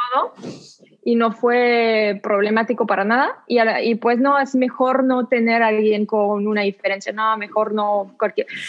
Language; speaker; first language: Spanish; non-native, fluent; French